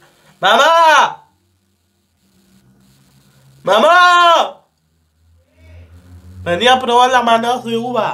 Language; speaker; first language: Spanish; native; Spanish